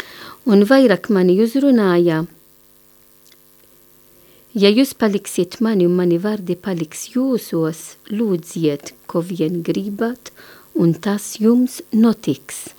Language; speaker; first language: Latvian; non-native, learner; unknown